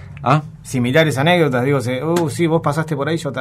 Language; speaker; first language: Spanish; native; Spanish